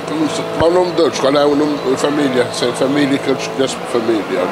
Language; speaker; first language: Portuguese; native; Portuguese